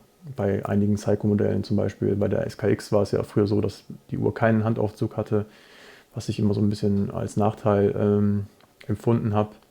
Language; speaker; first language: German; native; German